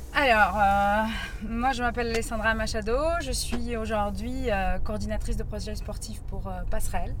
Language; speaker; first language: French; non-native, fluent; Portuguese